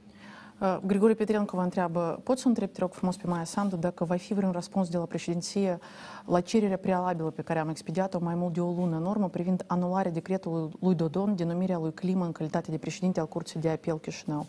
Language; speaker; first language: Romanian; native; Romanian